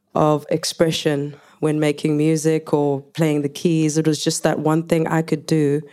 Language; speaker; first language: English; non-native, local second language; Zulu